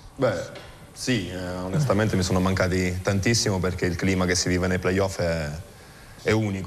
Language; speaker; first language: Italian; native; Italian